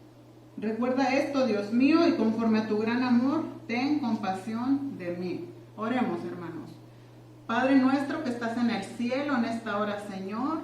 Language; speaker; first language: Spanish; native; Spanish